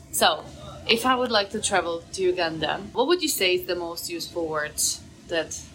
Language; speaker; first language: English; non-native, fluent; Slovak